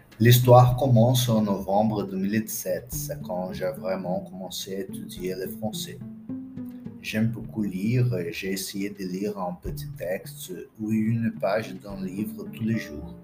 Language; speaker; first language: French; non-native, fluent; Portuguese